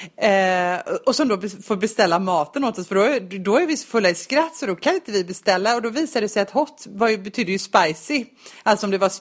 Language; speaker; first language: Swedish; native; Swedish